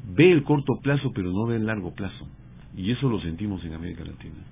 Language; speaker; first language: Spanish; native; Spanish